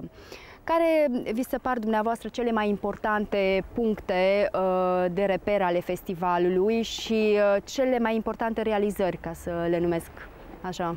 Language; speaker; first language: Romanian; native; Romanian